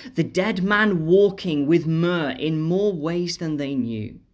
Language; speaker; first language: English; native; English